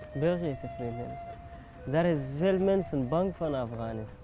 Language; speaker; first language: Dutch; non-native, learner; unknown